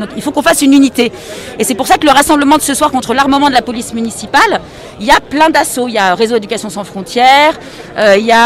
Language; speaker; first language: French; native; French